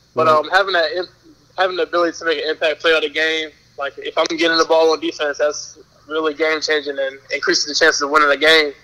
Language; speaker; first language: English; native; English